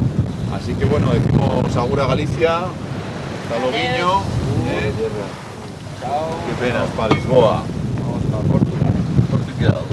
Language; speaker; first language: Spanish; native; Spanish